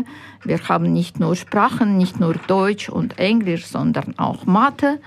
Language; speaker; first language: German; non-native, fluent; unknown